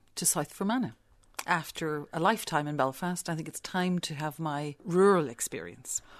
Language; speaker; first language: English; native; English